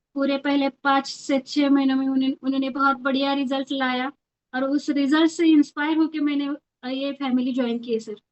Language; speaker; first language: Hindi; non-native, local second language; Marathi